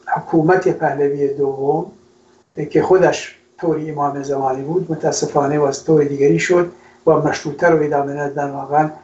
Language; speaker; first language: Persian; non-native, local second language; Kurdish